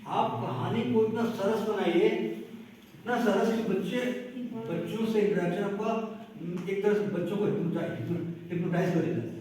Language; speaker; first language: Hindi; native; Hindi